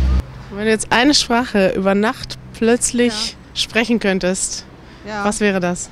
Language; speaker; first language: German; native; German